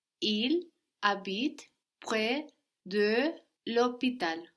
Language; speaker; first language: French; non-native, learner; English